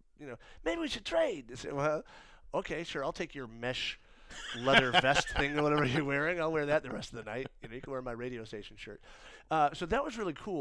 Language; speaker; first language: English; native; English